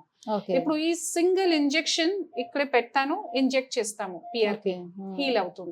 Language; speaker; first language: Telugu; non-native, fluent; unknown